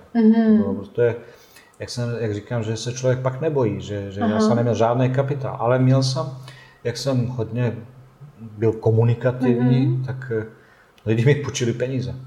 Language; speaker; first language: Czech; non-native, fluent; Bosnian